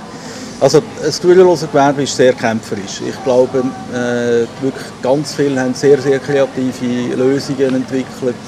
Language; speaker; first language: German; native; German